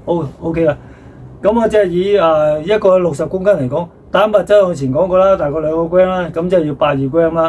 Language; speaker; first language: Cantonese; native; Cantonese